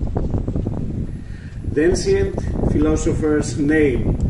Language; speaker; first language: English; non-native, fluent; Greek